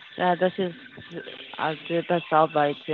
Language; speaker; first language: German; non-native, learner; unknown